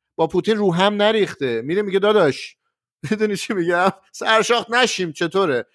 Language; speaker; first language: Persian; native; Persian